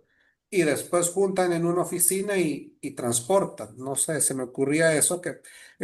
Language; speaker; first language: Spanish; native; Spanish